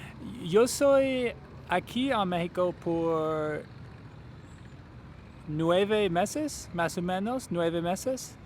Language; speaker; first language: Spanish; non-native, learner; English